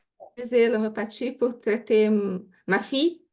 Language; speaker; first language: French; non-native, learner; Portuguese